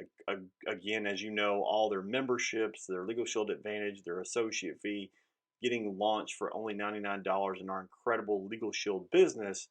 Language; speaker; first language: English; native; English